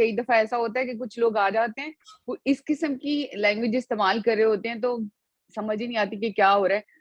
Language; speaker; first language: Urdu; non-native, local second language; Punjabi